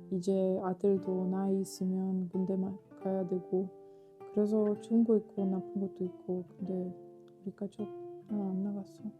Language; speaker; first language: Korean; non-native, fluent; Ukrainian